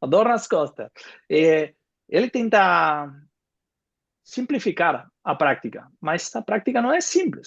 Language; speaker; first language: Portuguese; non-native, fluent; Spanish